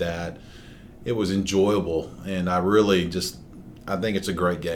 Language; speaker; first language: English; native; English